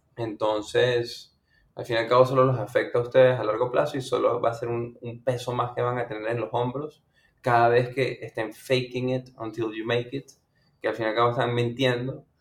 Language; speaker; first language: Spanish; native; Spanish